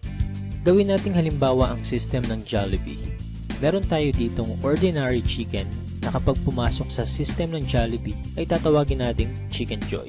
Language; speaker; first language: Filipino; native; Filipino